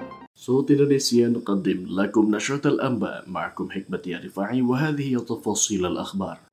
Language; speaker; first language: Arabic; non-native, fluent; Indonesian